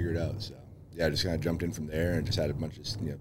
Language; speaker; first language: English; native; English